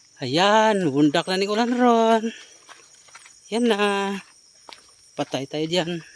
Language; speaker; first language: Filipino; non-native, local second language; Cebuano